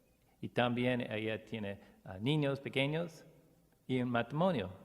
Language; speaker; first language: Spanish; non-native, learner; English